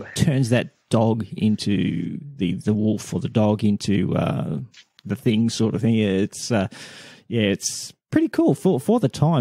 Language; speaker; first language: English; native; English